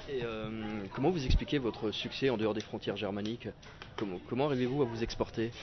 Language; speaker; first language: French; native; French